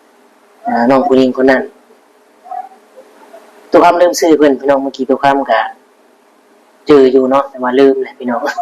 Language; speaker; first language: Thai; non-native, local second language; Northeastern Thai